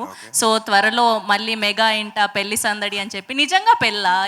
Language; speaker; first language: Telugu; native; Telugu